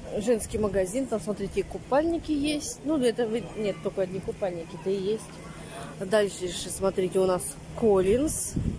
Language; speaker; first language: Russian; native; Russian